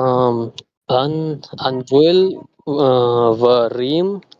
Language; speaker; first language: Russian; non-native, learner; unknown